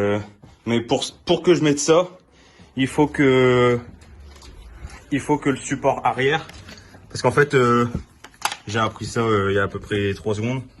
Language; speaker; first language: French; native; French